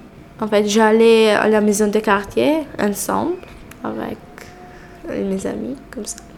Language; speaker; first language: French; non-native, learner; Albanian